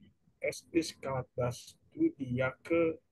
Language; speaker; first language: German; non-native, learner; Indonesian